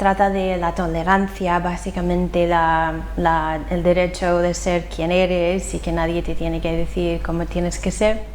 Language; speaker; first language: Spanish; non-native, fluent; English